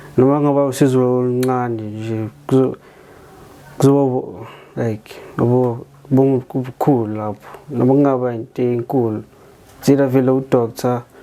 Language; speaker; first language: Zulu; native; Zulu